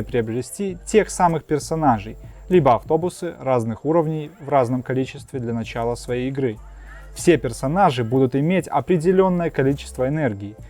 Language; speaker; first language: Russian; native; Russian